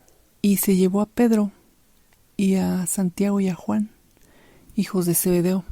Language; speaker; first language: Spanish; native; Spanish